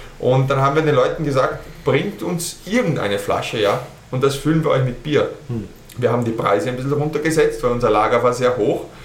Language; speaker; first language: German; early bilingual, heritage; German